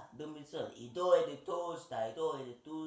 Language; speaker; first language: Swedish; early bilingual, other home language; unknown